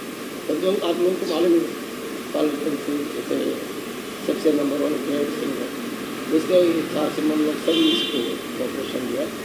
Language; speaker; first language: Hindi; non-native, local second language; Kannada